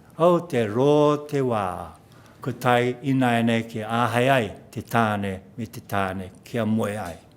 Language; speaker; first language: Māori; non-native, local second language; English